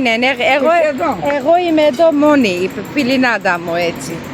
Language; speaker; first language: Greek; non-native, learner; Armenian